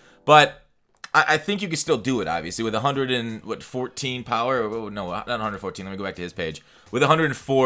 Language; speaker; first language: English; native; English